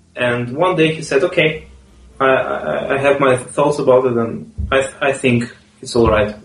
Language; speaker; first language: English; non-native, fluent; Russian